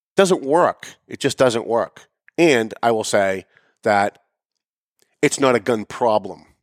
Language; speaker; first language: English; native; English